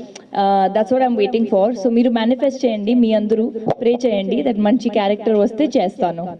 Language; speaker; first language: Telugu; non-native, local second language; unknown